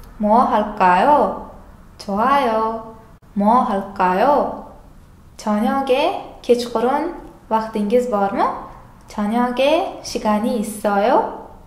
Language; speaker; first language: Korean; non-native, fluent; Uzbek